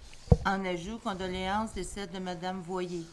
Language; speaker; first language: French; native; French